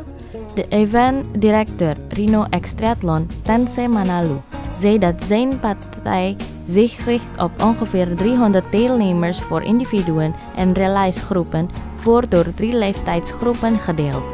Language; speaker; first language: Dutch; non-native, fluent; Indonesian